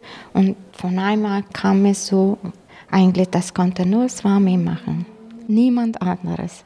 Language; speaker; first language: German; non-native, fluent; Croatian